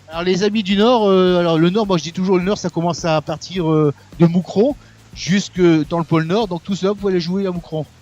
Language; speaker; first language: French; native; French